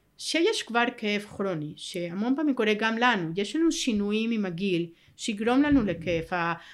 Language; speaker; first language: Hebrew; non-native, fluent; Spanish